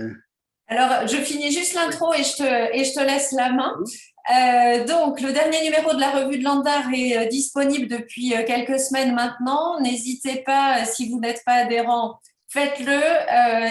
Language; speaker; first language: French; native; French